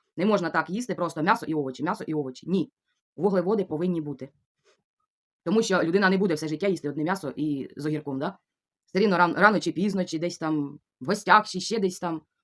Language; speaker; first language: Ukrainian; non-native, local second language; Russian